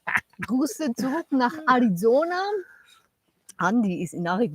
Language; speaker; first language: German; non-native, learner; Spanish